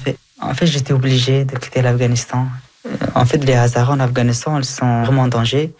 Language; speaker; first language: French; early bilingual, other home language; Persian